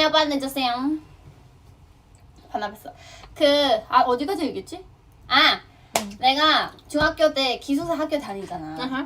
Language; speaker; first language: Korean; non-native, fluent; Thai